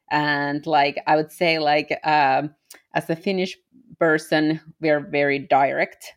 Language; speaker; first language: English; non-native, fluent; Finnish